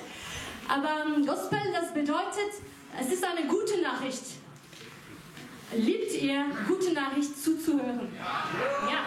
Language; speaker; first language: German; non-native, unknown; French